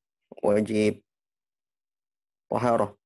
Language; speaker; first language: Arabic; non-native, learner; Indonesian